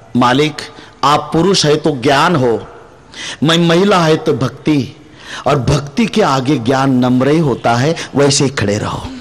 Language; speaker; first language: Hindi; non-native, local second language; Marathi